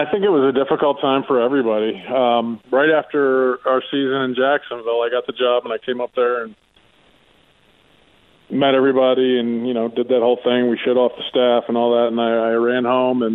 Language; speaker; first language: English; native; English